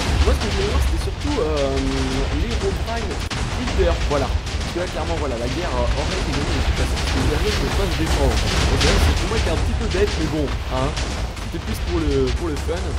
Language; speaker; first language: French; native; French